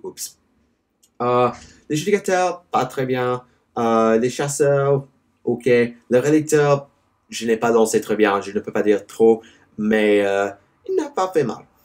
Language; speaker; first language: French; non-native, learner; English